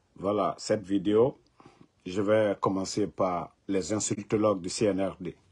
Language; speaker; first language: French; non-native, local second language; Mandingo